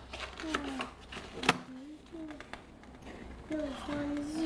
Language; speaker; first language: Chinese; early bilingual, heritage; Chinese